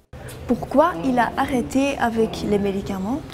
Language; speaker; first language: French; non-native, local second language; Dutch